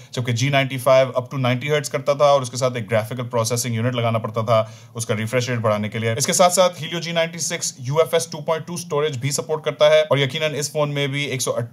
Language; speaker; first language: Urdu; native; Urdu